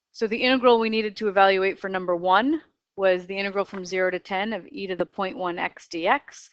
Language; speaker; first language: English; native; English